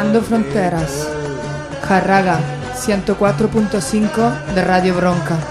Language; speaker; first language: Spanish; native; Spanish